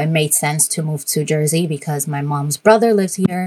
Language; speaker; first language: English; non-native, fluent; Spanish